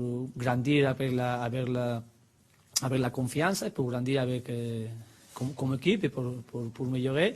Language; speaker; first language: French; non-native, learner; Spanish